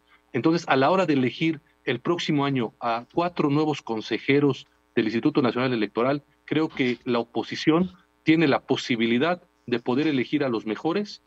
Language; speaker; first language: Spanish; native; Spanish